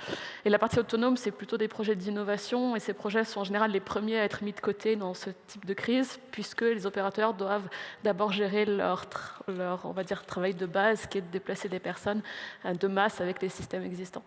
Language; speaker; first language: French; native; French